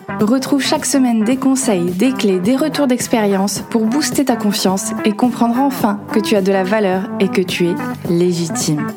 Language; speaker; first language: French; native; French